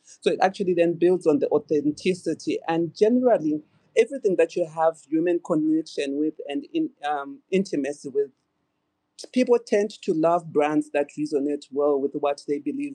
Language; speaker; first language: English; non-native, local second language; Shona